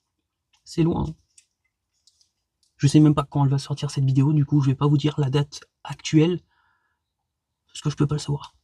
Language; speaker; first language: French; native; French